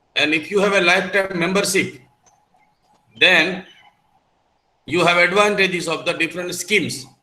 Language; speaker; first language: English; non-native, local second language; Gujarati